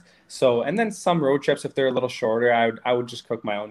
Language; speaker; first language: English; native; English